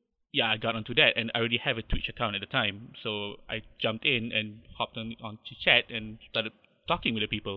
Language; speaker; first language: English; non-native, local second language; Malay